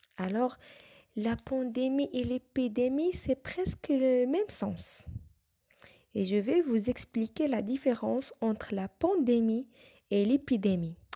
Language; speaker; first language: French; non-native, local second language; Arabic